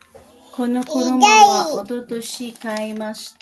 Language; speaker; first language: Japanese; non-native, learner; Filipino